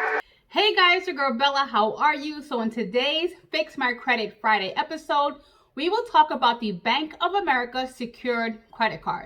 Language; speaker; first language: English; native; English